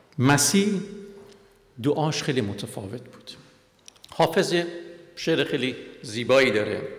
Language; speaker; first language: Persian; non-native, local second language; Armenian